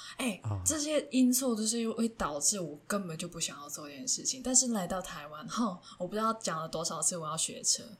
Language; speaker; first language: Chinese; native; Chinese